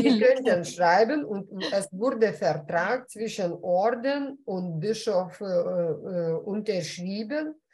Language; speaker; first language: German; non-native, fluent; Lithuanian